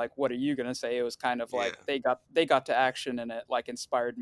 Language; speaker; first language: English; early bilingual, other home language; Swahili